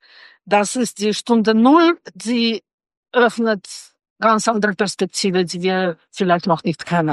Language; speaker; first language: German; non-native, fluent; Russian